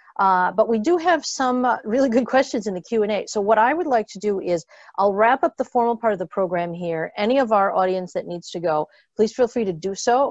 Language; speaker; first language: English; native; English